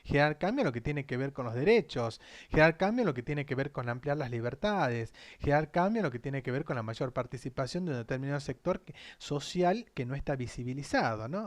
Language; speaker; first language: Spanish; native; Spanish